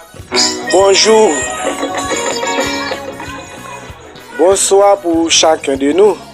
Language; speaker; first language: French; non-native, local second language; Haitian Creole